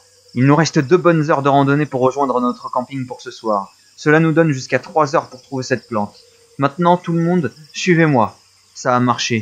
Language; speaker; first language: French; native; French